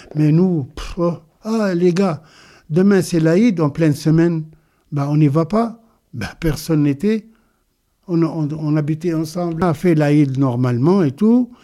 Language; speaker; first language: French; non-native, local second language; Arabic